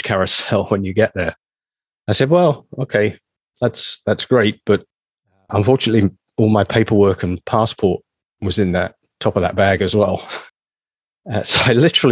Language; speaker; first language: English; native; English